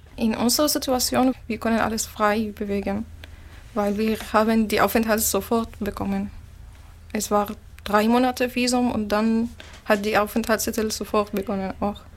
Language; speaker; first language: German; non-native, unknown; Arabic